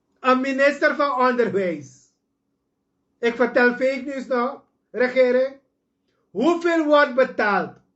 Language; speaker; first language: Dutch; native; Dutch